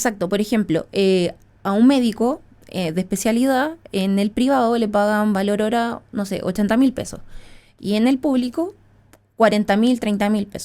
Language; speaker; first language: Spanish; native; Spanish